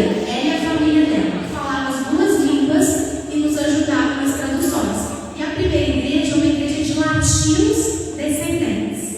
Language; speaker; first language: Portuguese; native; Portuguese